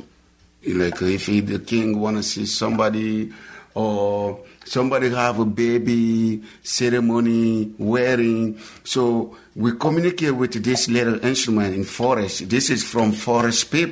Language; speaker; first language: English; non-native, learner; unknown